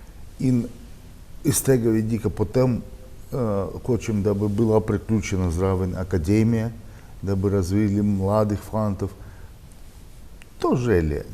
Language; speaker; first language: Slovenian; non-native, learner; Russian